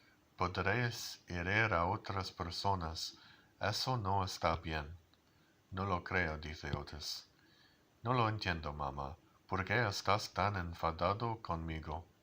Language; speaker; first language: Spanish; non-native, learner; English